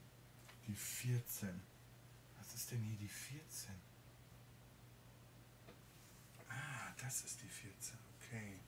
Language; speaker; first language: German; native; German